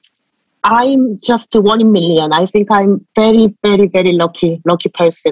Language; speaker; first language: English; non-native, fluent; Korean